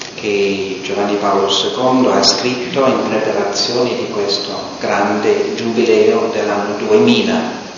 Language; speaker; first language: Italian; non-native, fluent; English